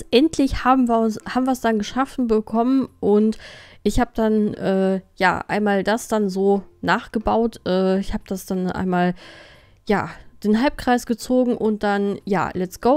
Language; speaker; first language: German; native; German